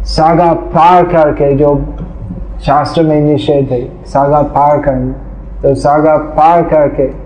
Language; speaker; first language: Hindi; non-native, fluent; English